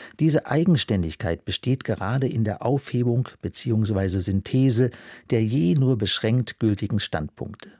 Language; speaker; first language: German; native; German